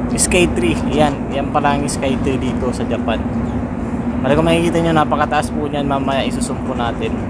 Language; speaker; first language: Filipino; native; Filipino